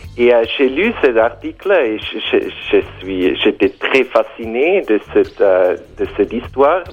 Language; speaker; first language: French; non-native, learner; German